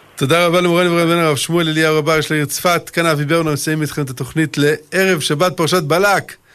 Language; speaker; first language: Hebrew; early bilingual, other home language; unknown